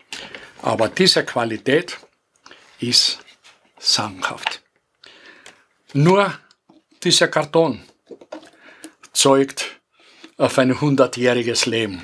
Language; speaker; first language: German; non-native, fluent; Greek